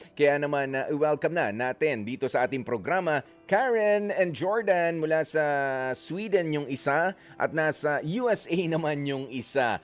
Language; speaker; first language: Filipino; native; Filipino